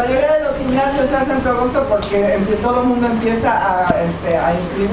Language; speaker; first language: Spanish; native; Spanish